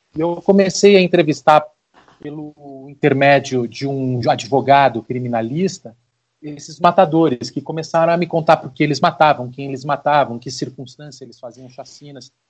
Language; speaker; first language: Portuguese; native; Portuguese